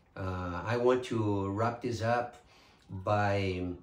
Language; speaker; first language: English; non-native, fluent; Portuguese